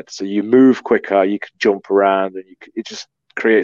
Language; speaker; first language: English; native; English